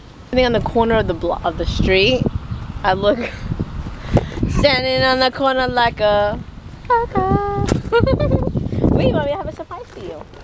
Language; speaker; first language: English; early bilingual, other home language; Spanish